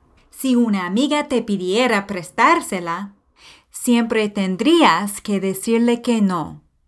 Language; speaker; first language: Spanish; non-native, fluent; English